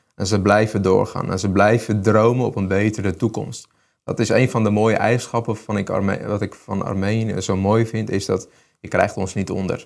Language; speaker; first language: Dutch; early bilingual, other home language; Armenian